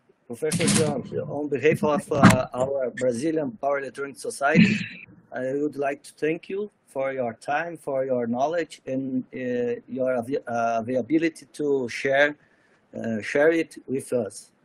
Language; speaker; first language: English; non-native, fluent; Portuguese